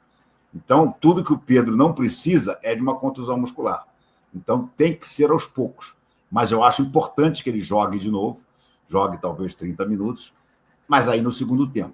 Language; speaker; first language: Portuguese; native; Portuguese